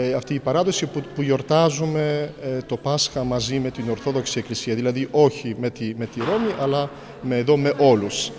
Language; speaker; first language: Greek; non-native, fluent; Polish